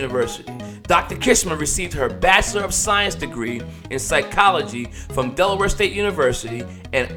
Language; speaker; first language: English; native; English